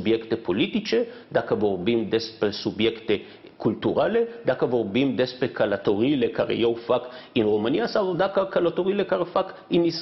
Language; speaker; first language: Romanian; non-native, fluent; Hebrew